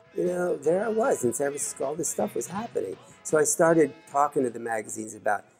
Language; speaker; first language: English; native; English